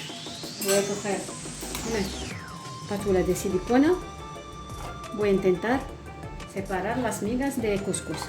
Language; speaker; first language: Spanish; non-native, fluent; Arabic